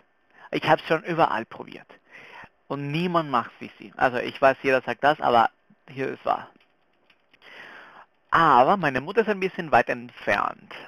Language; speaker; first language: German; non-native, fluent; Spanish